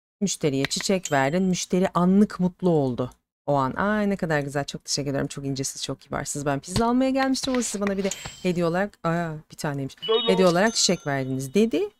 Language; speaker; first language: Turkish; native; Turkish